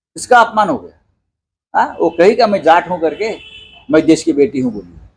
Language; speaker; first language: Hindi; non-native, local second language; Marathi